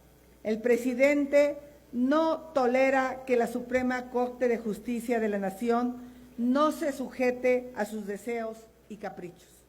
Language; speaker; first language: Spanish; native; Spanish